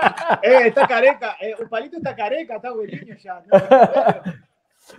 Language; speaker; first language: Portuguese; non-native, fluent; Spanish